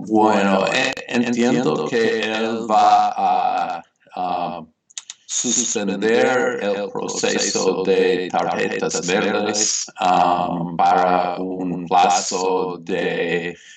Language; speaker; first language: Spanish; non-native, fluent; English